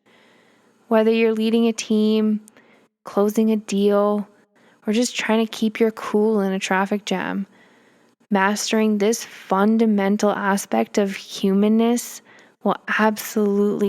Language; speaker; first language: English; native; English